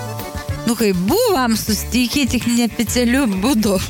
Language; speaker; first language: Lithuanian; native; Lithuanian